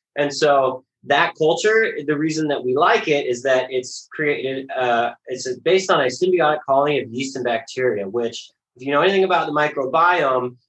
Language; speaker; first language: English; native; English